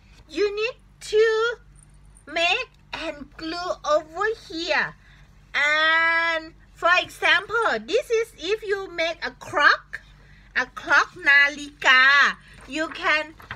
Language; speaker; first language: English; non-native, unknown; Thai